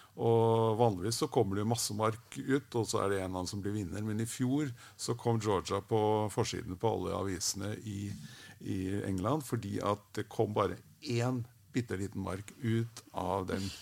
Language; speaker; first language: Norwegian; native; Norwegian